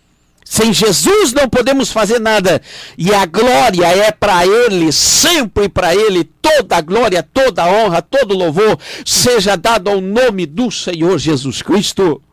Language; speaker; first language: Portuguese; native; Portuguese